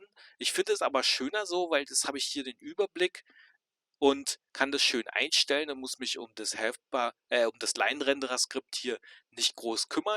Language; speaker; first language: German; native; German